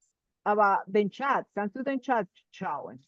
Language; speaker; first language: German; non-native, fluent; Spanish